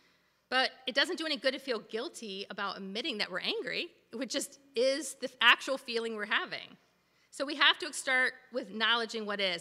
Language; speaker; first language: English; native; English